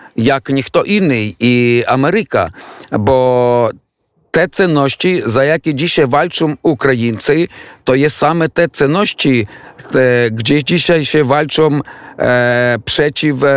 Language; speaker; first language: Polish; non-native, fluent; Ukrainian